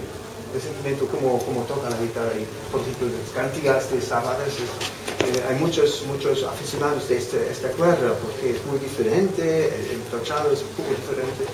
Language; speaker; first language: Spanish; non-native, fluent; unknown